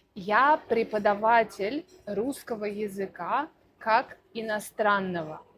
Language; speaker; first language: Russian; native; Russian